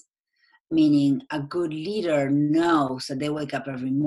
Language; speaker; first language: English; non-native, fluent; Spanish